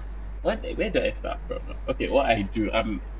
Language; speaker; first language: English; non-native, local second language; Bini